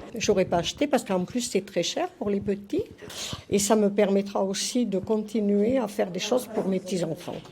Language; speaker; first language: French; native; French